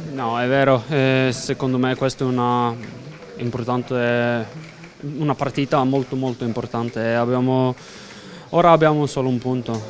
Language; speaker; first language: Italian; non-native, learner; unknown